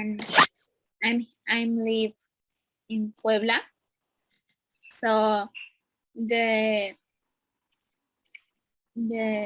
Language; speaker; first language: English; non-native, learner; Spanish